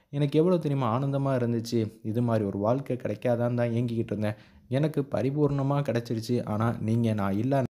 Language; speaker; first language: Tamil; native; Tamil